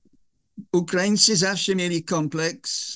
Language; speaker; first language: Polish; non-native, fluent; English